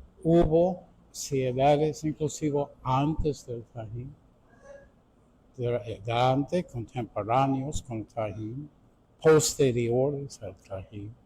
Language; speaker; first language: Spanish; non-native, fluent; English